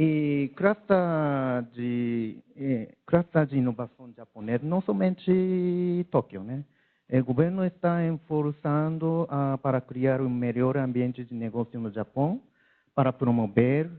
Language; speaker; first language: Portuguese; non-native, learner; Japanese